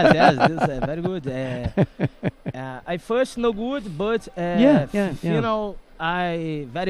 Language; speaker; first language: English; non-native, learner; Portuguese